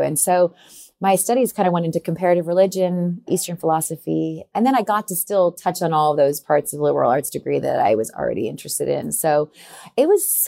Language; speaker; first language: English; native; English